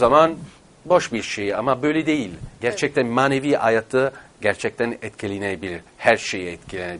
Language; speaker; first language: Turkish; non-native, fluent; Italian